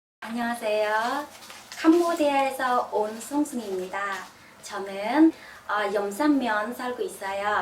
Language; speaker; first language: Korean; non-native, learner; Khmer